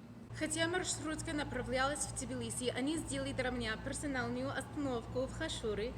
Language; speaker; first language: Russian; non-native, fluent; English